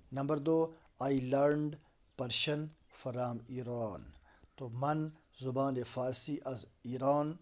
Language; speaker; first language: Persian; non-native, fluent; Urdu